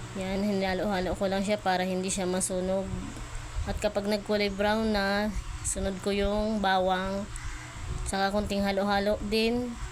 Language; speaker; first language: Filipino; non-native, local second language; Bikol